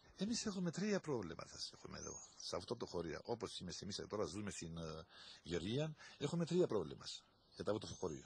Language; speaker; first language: Greek; early bilingual, heritage; Greek